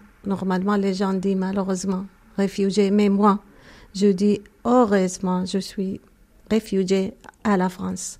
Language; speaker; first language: French; non-native, learner; Arabic